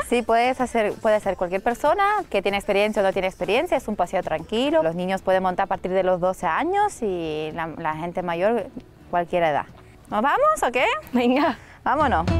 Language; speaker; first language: Spanish; non-native, fluent; Lithuanian